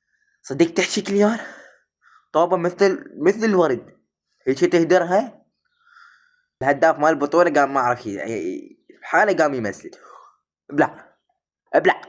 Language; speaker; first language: Arabic; native; Arabic